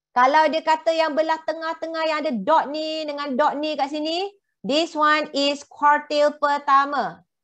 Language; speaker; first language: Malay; native; Malay